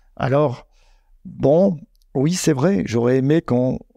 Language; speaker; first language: French; native; French